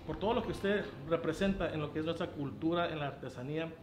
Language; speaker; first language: Spanish; early bilingual, heritage; Spanish